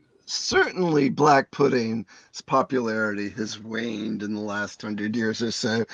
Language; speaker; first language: English; native; English